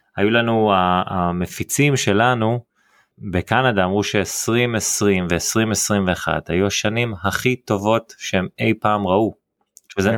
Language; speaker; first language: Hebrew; early bilingual, heritage; Hebrew